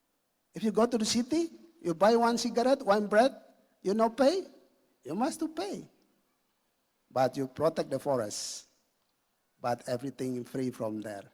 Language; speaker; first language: English; non-native, learner; Indonesian